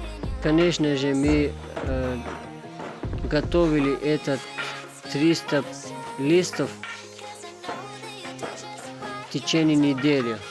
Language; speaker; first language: Russian; non-native, fluent; Tajik